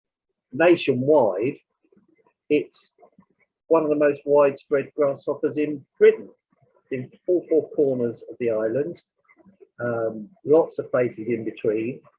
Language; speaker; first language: English; native; English